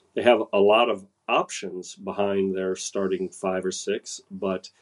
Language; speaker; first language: English; native; English